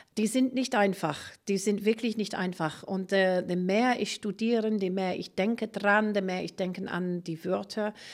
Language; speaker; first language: German; non-native, fluent; English